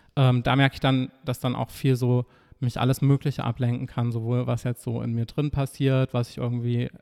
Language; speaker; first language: German; native; German